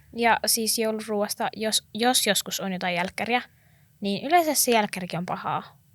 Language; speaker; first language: Finnish; native; Finnish